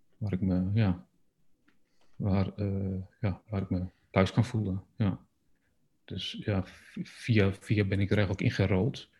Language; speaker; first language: Dutch; native; Dutch